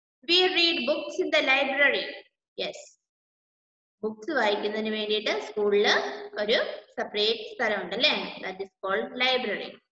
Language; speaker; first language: English; non-native, local second language; Malayalam